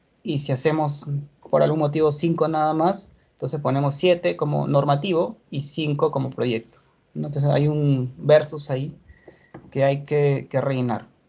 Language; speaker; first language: Spanish; native; Spanish